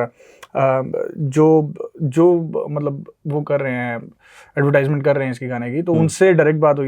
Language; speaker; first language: Hindi; native; Hindi